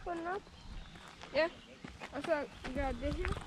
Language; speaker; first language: Danish; early bilingual, other home language; Bangla